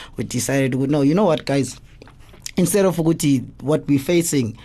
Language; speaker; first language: English; non-native, local second language; Zulu